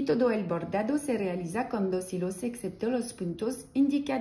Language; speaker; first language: Spanish; non-native, learner; French